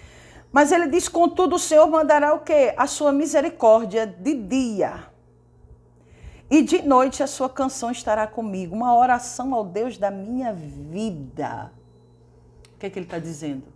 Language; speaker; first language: Portuguese; native; Portuguese